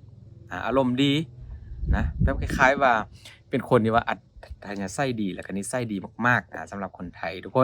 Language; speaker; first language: Thai; non-native, local second language; Northeastern Thai